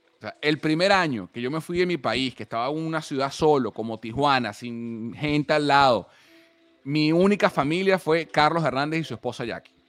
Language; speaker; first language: Spanish; native; Spanish